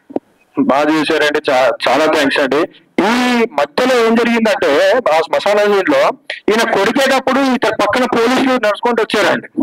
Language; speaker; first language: Telugu; native; Telugu